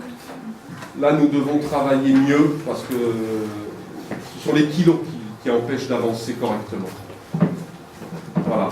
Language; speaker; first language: French; native; French